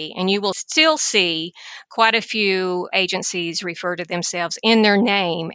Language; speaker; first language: English; native; English